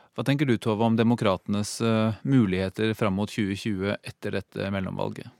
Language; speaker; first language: Norwegian; native; Norwegian